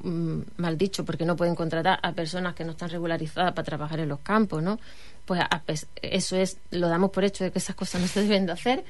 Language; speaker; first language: Spanish; native; Spanish